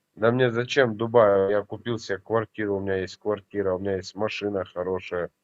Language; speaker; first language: Russian; native; Russian